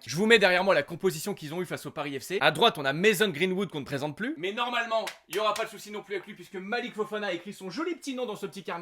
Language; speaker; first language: French; native; French